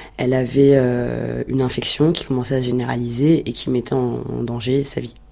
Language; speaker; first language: French; native; French